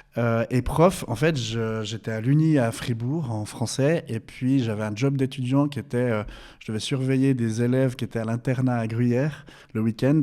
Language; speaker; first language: French; native; French